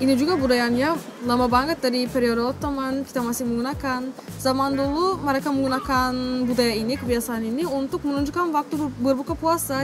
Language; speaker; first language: Indonesian; non-native, fluent; Turkish